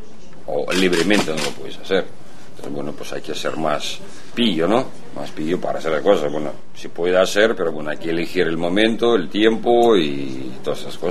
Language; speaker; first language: Spanish; non-native, fluent; Russian